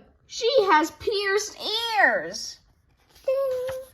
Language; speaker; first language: English; native; English